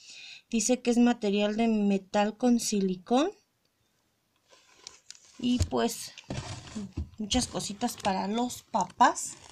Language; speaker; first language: Spanish; native; Spanish